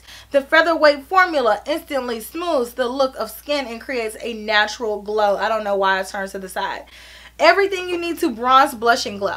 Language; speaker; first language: English; native; English